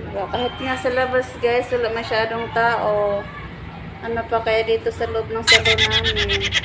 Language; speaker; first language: Filipino; non-native, local second language; Cebuano